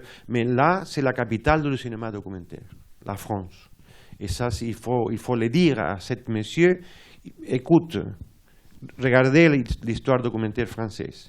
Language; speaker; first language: French; non-native, fluent; Spanish